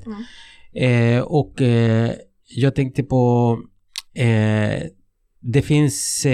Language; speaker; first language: Swedish; non-native, fluent; Spanish